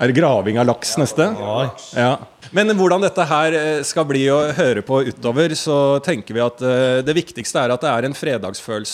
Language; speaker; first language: Norwegian; native; Norwegian